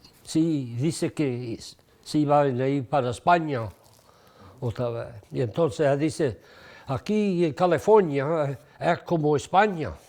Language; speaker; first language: Spanish; early bilingual, heritage; English